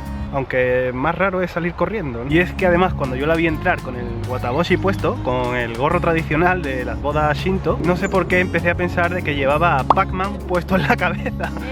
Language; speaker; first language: Spanish; native; Spanish